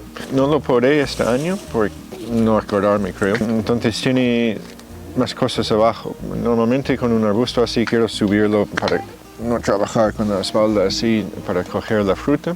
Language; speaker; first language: Spanish; non-native, fluent; English